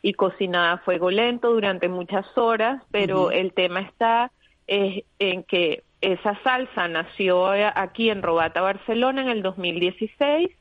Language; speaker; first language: Spanish; native; Spanish